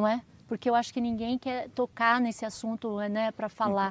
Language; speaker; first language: Portuguese; native; Portuguese